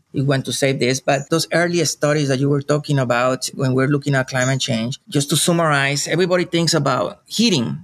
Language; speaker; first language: English; non-native, fluent; Spanish